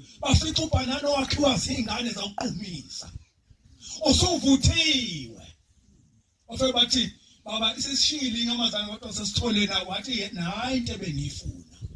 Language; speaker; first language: Zulu; native; Zulu